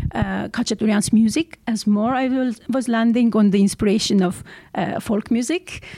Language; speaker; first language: English; non-native, fluent; Armenian